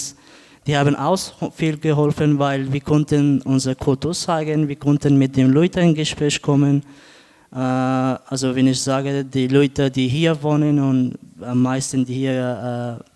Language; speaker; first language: German; non-native, learner; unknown